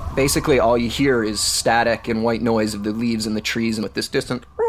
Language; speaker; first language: English; native; English